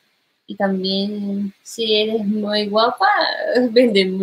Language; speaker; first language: Spanish; non-native, learner; Japanese